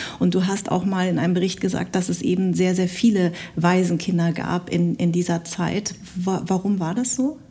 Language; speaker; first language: German; early bilingual, other home language; Vietnamese